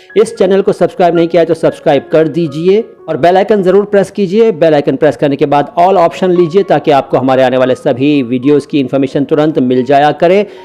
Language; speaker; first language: Hindi; native; Hindi